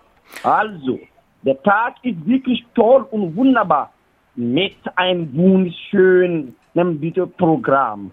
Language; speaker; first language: German; non-native, learner; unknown